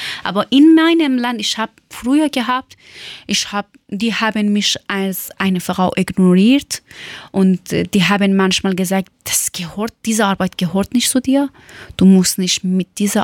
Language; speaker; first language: German; non-native, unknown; Persian